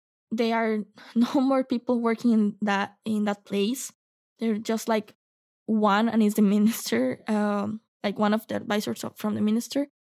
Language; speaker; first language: English; non-native, fluent; Spanish